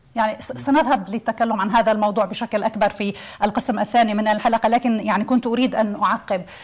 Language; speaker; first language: Arabic; native; Arabic